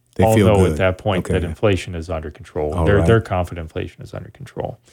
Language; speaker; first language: English; native; English